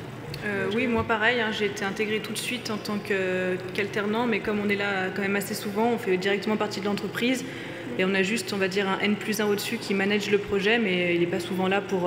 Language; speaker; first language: French; native; French